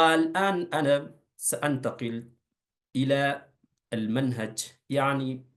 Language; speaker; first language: Arabic; non-native, fluent; Urdu